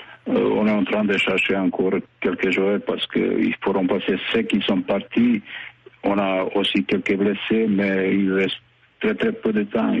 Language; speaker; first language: French; non-native, fluent; Bosnian